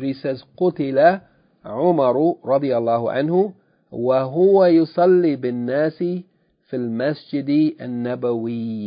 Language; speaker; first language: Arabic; non-native, fluent; English